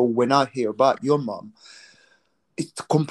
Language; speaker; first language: English; non-native, local second language; Nyanja